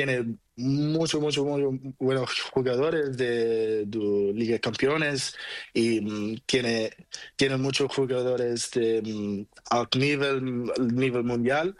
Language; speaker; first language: Spanish; non-native, learner; Portuguese